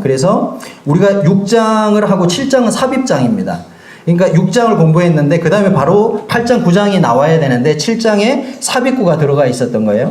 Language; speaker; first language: Korean; native; Korean